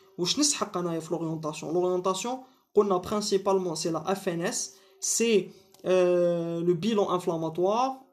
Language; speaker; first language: French; non-native, local second language; Arabic